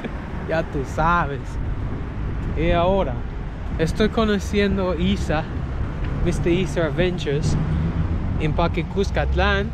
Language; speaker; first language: Spanish; non-native, learner; English